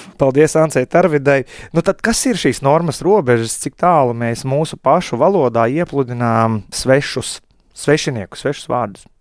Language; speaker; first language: Latvian; native; Latvian